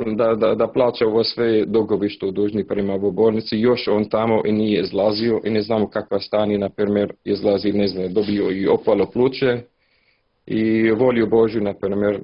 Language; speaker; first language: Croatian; non-native, learner; Arabic